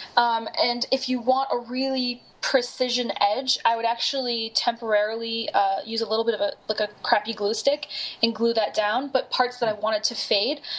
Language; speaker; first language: English; native; English